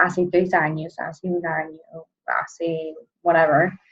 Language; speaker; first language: Spanish; non-native, fluent; English